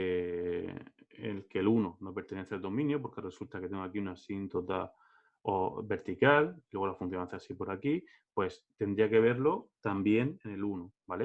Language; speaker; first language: Spanish; native; Spanish